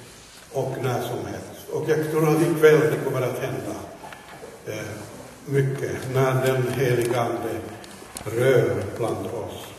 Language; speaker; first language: Swedish; non-native, fluent; Finnish